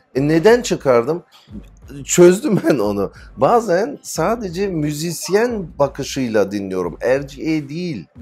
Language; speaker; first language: Turkish; early bilingual, heritage; Turkish